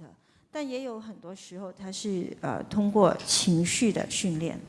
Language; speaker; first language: Chinese; native; Chinese